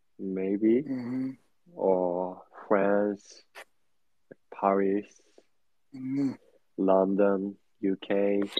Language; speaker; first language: English; non-native, learner; Japanese